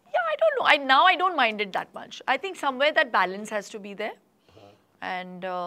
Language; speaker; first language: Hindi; non-native, local second language; Tulu